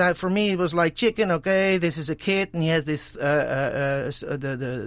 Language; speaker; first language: English; non-native, fluent; Dutch